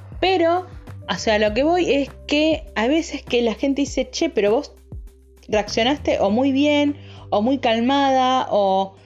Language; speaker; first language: Spanish; native; Spanish